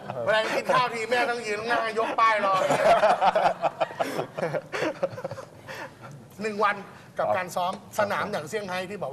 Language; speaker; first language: Thai; native; Thai